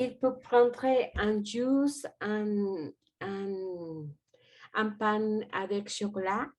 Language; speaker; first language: French; non-native, learner; Spanish